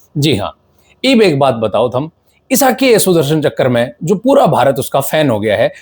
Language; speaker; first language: Hindi; native; Hindi